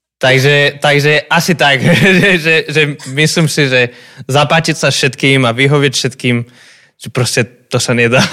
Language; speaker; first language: Slovak; non-native, fluent; Spanish